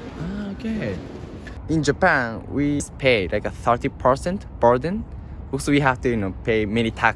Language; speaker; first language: English; non-native, learner; Japanese